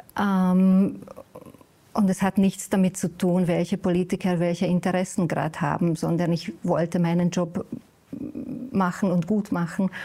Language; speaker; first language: German; non-native, fluent; Hungarian